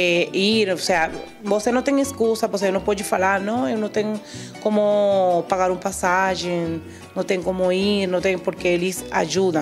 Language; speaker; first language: Portuguese; non-native, fluent; Spanish